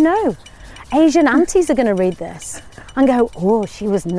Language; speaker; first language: English; native; English